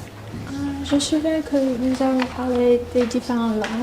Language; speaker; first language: French; non-native, local second language; Chinese